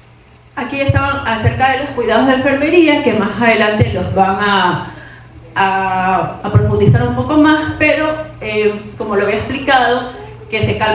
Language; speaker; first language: Spanish; native; Spanish